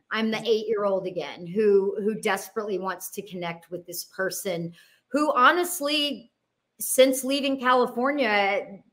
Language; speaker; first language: English; native; English